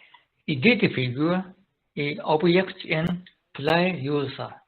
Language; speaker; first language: Danish; non-native, learner; Japanese